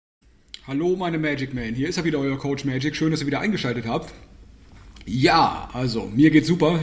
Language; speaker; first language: German; native; German